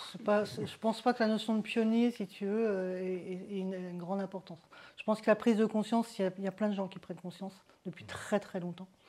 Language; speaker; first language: French; native; French